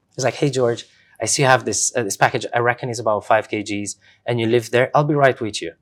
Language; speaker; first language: English; non-native, fluent; Romanian